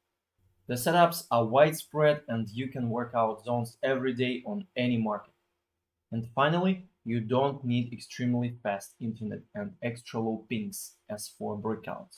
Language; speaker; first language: English; non-native, fluent; Russian